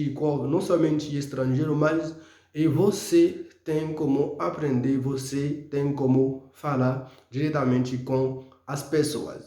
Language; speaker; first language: Portuguese; non-native, fluent; Haitian Creole